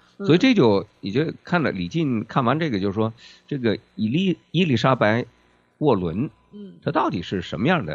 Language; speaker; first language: Chinese; native; Chinese